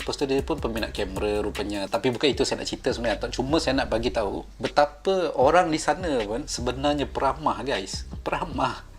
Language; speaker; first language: Malay; native; Malay